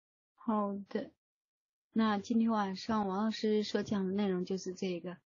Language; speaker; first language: Chinese; native; Chinese